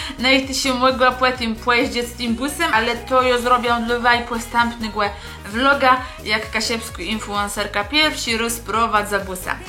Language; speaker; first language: Polish; non-native, local second language; Kashubian